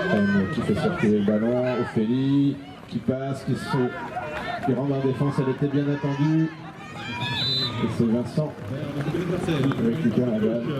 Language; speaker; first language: French; native; French